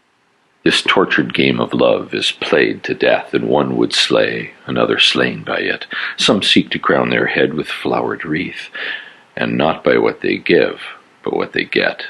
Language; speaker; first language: English; native; English